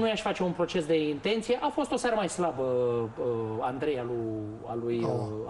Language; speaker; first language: Romanian; native; Romanian